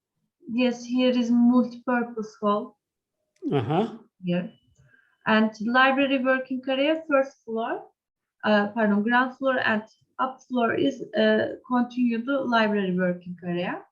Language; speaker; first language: English; non-native, learner; Turkish